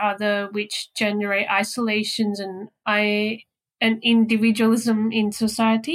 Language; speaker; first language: English; non-native, local second language; Cantonese